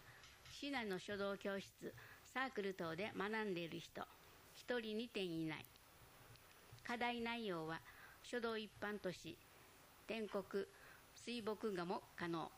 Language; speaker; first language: Japanese; native; Japanese